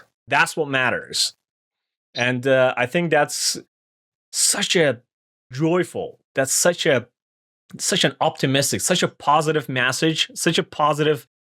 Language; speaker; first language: English; non-native, fluent; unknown